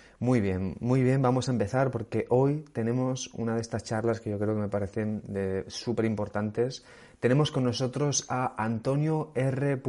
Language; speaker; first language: Spanish; native; Spanish